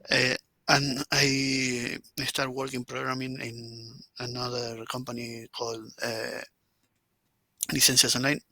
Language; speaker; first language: English; non-native, learner; Spanish